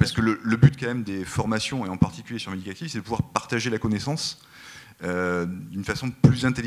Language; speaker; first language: French; native; French